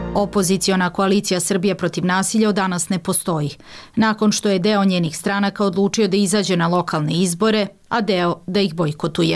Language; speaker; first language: Serbian; native; Serbian